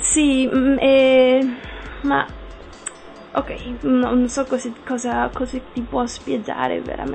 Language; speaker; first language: Italian; non-native, learner; Spanish